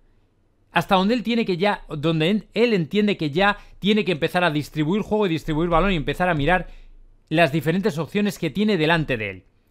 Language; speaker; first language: Spanish; native; Spanish